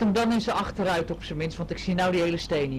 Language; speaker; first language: Dutch; native; Dutch